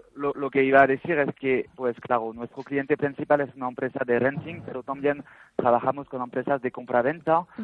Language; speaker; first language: Spanish; non-native, fluent; French